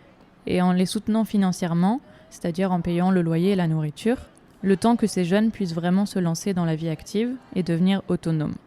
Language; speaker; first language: French; native; French